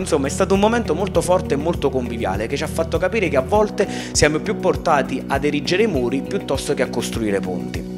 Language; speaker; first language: Italian; native; Italian